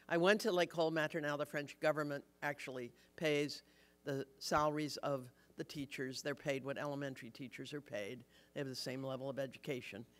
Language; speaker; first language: English; native; English